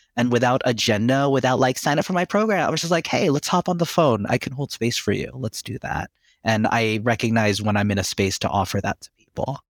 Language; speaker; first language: English; early bilingual, other home language; Filipino